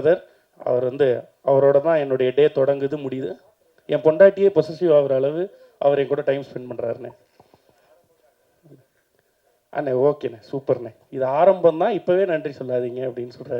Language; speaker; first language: Tamil; native; Tamil